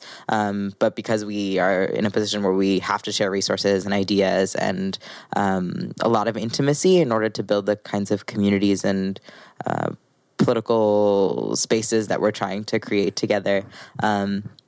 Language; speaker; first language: English; native; English